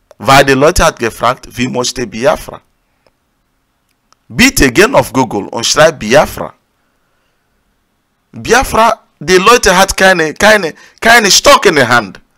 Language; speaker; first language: German; non-native, learner; Igbo